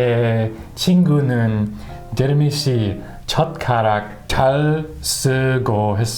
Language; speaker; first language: Korean; non-native, learner; English